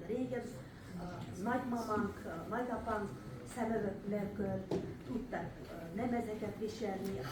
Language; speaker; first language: Hungarian; non-native, learner; Kazakh